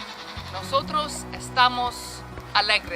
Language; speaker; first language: Spanish; non-native, fluent; English